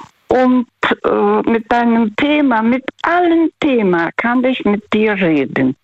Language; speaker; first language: German; early bilingual, heritage; Russian